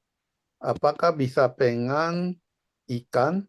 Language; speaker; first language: Indonesian; non-native, fluent; Japanese